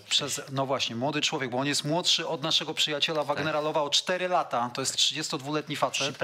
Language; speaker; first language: Polish; native; Polish